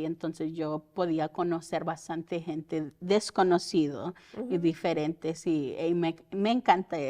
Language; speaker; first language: Spanish; early bilingual, heritage; Spanish